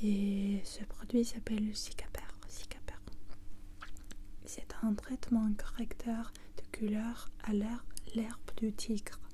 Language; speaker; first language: French; non-native, learner; English